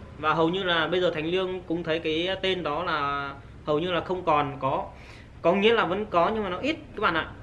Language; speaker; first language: Vietnamese; non-native, local second language; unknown